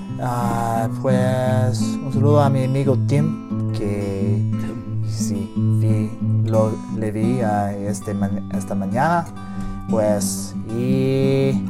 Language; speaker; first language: Spanish; non-native, learner; English